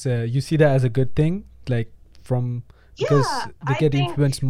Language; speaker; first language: English; non-native, local second language; Tamil